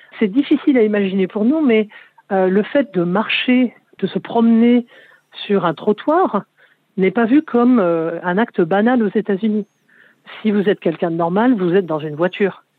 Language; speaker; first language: French; native; French